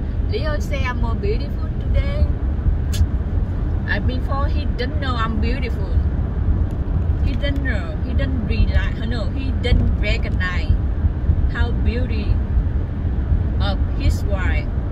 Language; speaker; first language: English; non-native, learner; Vietnamese